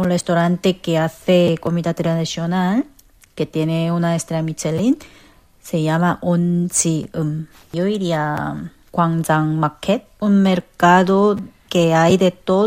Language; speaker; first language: Spanish; non-native, learner; Korean